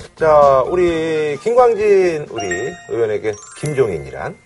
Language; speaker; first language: Korean; native; Korean